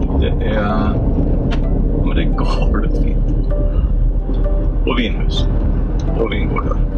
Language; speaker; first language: Swedish; native; Swedish